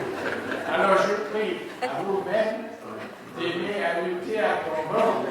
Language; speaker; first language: French; non-native, learner; Spanish